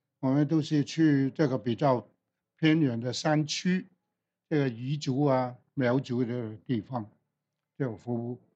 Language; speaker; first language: Chinese; non-native, local second language; Cantonese